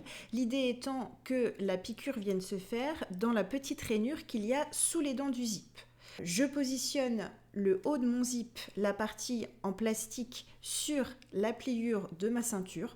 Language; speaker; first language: French; native; French